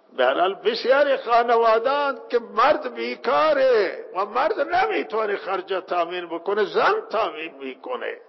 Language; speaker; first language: Persian; non-native, local second language; Baluchi